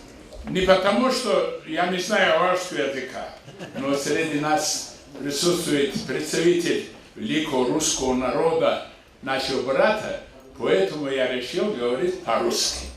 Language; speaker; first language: Russian; non-native, local second language; Avaric